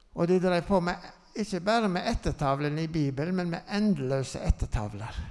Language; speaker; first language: Norwegian; native; Norwegian